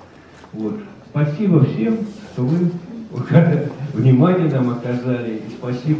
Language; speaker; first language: Russian; native; Russian